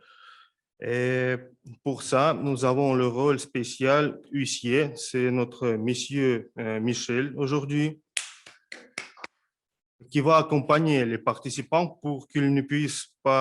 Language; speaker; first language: French; non-native, fluent; Russian